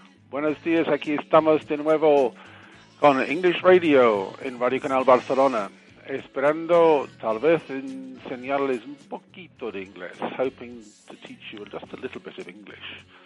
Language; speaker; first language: Spanish; non-native, fluent; English